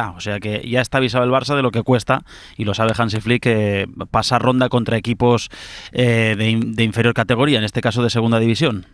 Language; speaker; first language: Spanish; native; Spanish